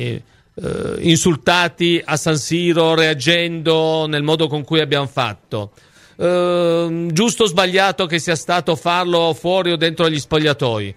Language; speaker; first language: Italian; native; Italian